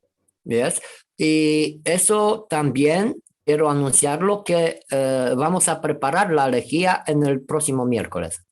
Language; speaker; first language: Spanish; non-native, fluent; Romanian